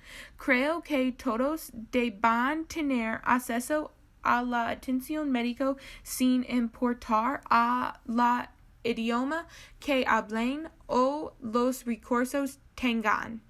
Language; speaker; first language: Spanish; non-native, learner; English